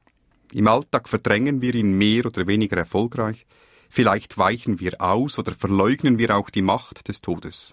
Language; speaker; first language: German; native; German